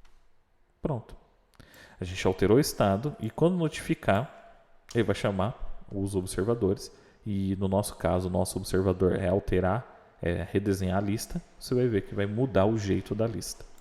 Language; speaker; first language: Portuguese; native; Portuguese